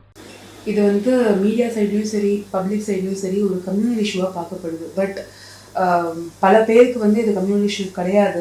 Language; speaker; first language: Tamil; native; Tamil